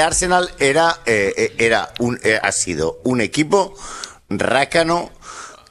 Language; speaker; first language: Spanish; native; Spanish